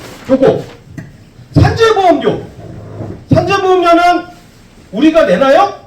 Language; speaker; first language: Korean; native; Korean